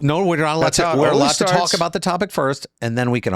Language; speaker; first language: English; native; English